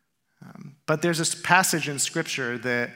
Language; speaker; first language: English; native; English